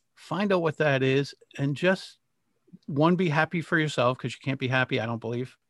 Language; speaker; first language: English; native; English